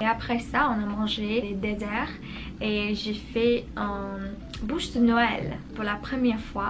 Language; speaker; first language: French; non-native, learner; Spanish